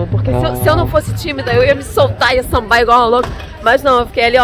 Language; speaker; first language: Portuguese; native; Portuguese